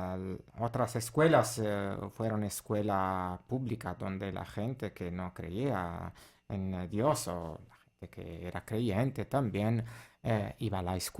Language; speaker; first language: Spanish; non-native, fluent; Italian